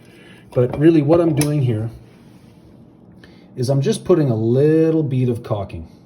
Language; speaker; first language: English; native; English